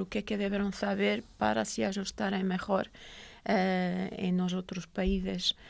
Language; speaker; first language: Spanish; non-native, fluent; Portuguese